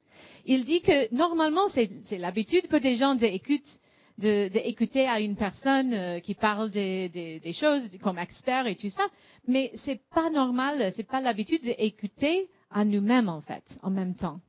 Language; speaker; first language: French; non-native, fluent; English